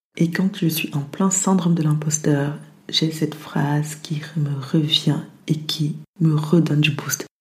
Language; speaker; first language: French; early bilingual, other home language; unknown